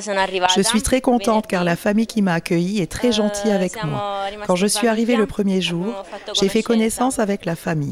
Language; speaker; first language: French; non-native, learner; Italian